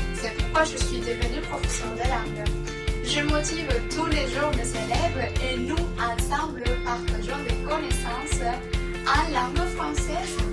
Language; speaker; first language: French; non-native, fluent; Spanish